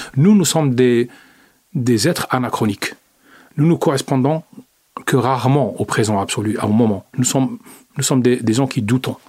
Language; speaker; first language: French; non-native, local second language; Arabic